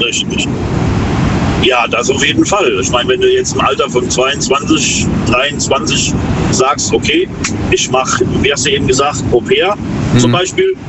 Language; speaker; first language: German; native; German